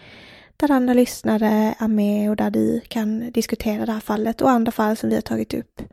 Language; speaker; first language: Swedish; native; Swedish